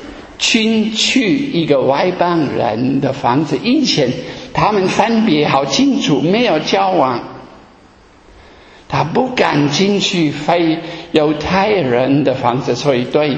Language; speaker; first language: Chinese; non-native, fluent; German